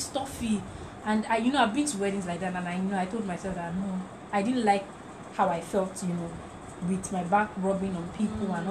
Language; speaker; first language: English; non-native, local second language; Yoruba